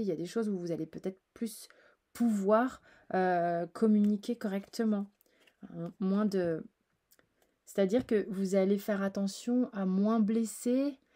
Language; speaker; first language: French; native; French